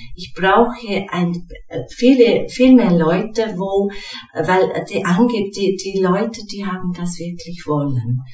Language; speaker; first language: German; non-native, fluent; English